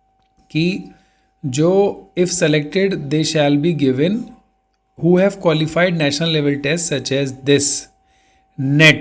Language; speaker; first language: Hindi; native; Hindi